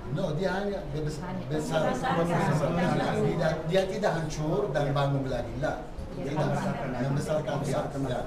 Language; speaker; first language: Indonesian; non-native, fluent; Hebrew